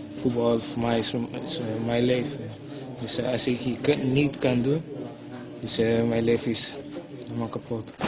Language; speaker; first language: Dutch; non-native, learner; Portuguese